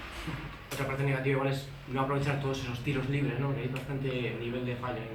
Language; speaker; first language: Spanish; native; Spanish